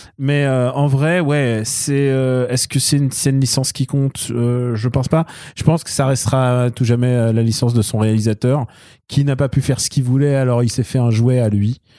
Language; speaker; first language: French; early bilingual, other home language; Russian